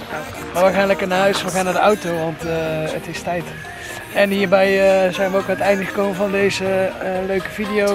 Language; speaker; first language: Dutch; native; Dutch